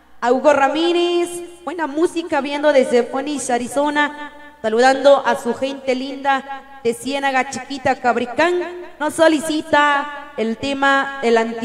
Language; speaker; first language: Spanish; native; Spanish